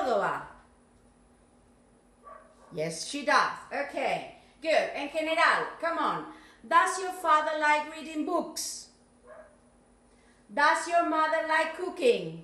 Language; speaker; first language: English; non-native, fluent; Spanish